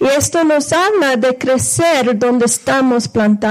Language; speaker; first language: Spanish; non-native, fluent; English